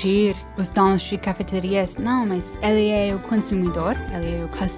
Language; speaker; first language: Portuguese; non-native, fluent; English